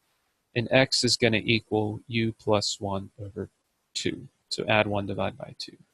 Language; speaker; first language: English; native; English